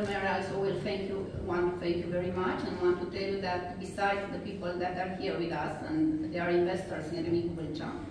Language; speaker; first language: English; non-native, fluent; Romanian